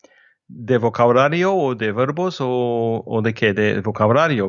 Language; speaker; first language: Spanish; non-native, fluent; English